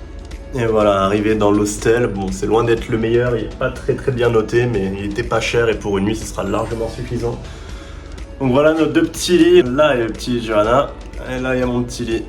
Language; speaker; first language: French; native; French